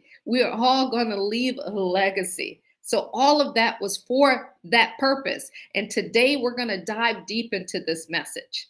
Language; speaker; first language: English; native; English